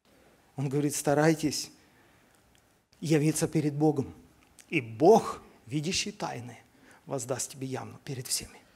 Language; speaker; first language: Russian; native; Russian